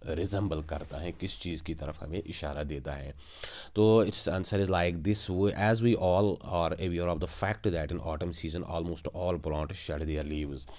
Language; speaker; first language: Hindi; non-native, local second language; Kashmiri